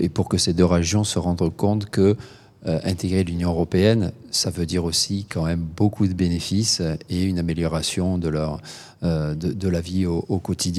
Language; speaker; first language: French; native; French